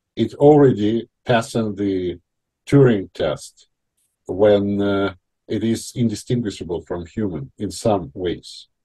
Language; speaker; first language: English; non-native, fluent; Russian